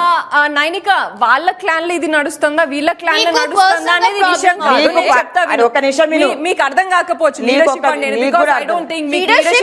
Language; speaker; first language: Telugu; native; Telugu